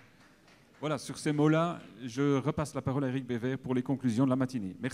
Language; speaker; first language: French; native; French